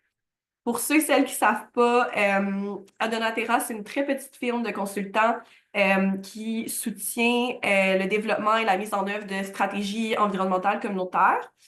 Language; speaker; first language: French; native; French